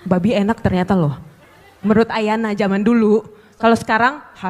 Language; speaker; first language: Indonesian; native; Indonesian